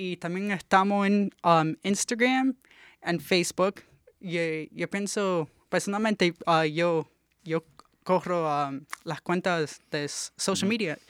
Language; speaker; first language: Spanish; early bilingual, heritage; English